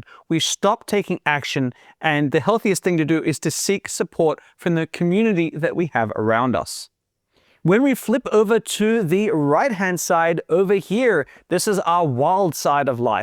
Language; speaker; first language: English; native; English